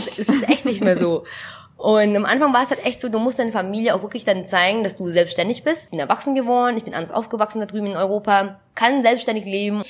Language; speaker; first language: German; early bilingual, other home language; Vietnamese